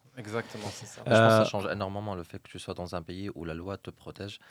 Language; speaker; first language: French; non-native, local second language; Arabic